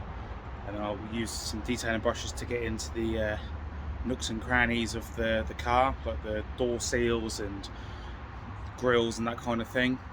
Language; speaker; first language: English; native; English